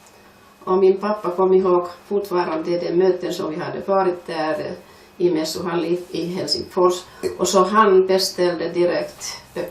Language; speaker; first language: Swedish; non-native, fluent; Finnish